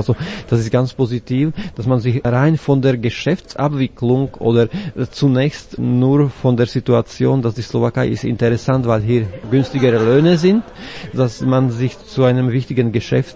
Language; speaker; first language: German; non-native, fluent; Slovak